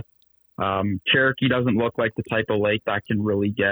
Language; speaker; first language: English; native; English